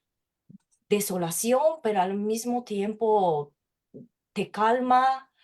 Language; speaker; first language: Spanish; non-native, fluent; Japanese